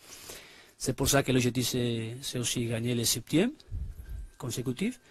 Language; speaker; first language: French; non-native, learner; Spanish